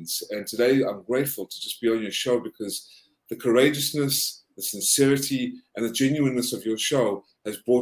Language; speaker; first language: English; native; English